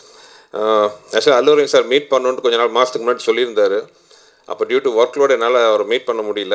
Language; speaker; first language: Tamil; native; Tamil